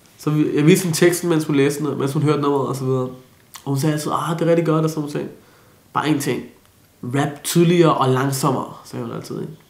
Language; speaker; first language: Danish; early bilingual, other home language; Persian